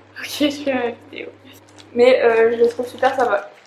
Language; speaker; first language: French; native; French